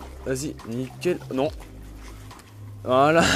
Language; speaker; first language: French; native; French